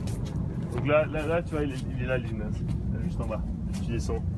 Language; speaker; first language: French; early bilingual, other home language; Japanese